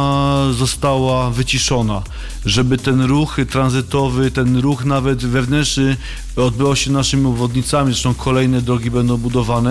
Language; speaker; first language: Polish; native; Polish